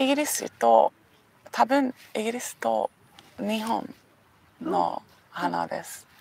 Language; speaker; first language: Japanese; non-native, learner; English